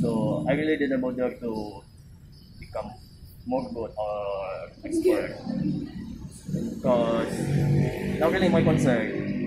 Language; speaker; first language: English; non-native, learner; Indonesian